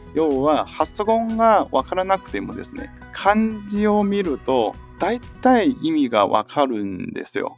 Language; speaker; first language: Japanese; non-native, fluent; Chinese